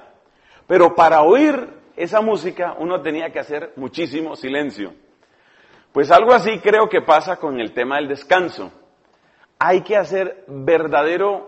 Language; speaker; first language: Spanish; native; Spanish